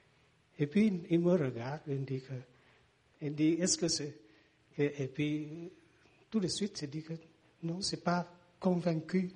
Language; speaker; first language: French; non-native, learner; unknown